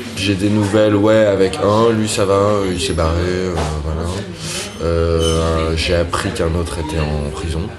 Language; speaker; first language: French; native; French